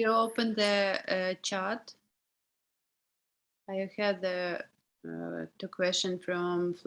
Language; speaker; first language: English; non-native, learner; Ukrainian